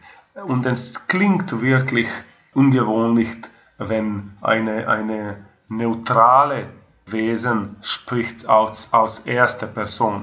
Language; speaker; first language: German; non-native, fluent; Croatian